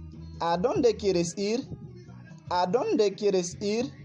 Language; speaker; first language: Spanish; non-native, learner; Haitian Creole